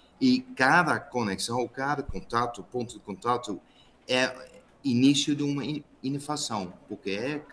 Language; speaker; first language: Portuguese; non-native, fluent; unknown